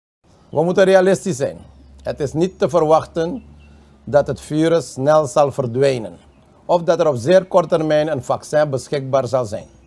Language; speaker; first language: Dutch; native; Dutch